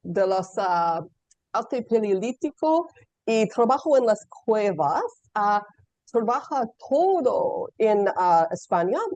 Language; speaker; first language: Spanish; non-native, learner; English